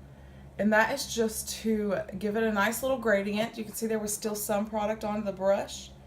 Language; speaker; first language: English; native; English